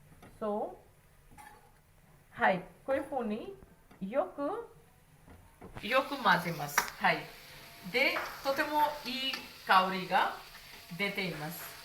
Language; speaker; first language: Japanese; non-native, fluent; Hindi